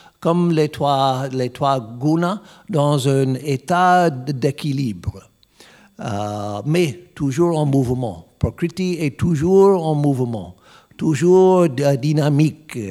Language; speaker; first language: French; non-native, learner; English